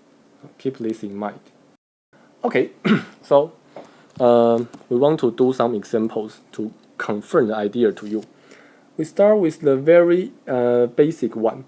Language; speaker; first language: English; non-native, fluent; Chinese